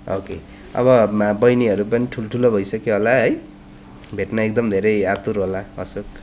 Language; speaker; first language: Nepali; native; Nepali